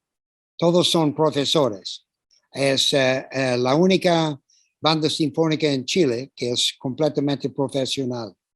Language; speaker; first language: Spanish; non-native, fluent; English